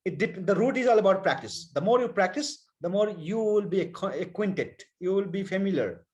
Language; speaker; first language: English; non-native, local second language; Nepali